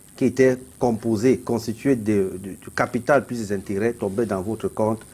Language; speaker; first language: French; non-native, local second language; Basaa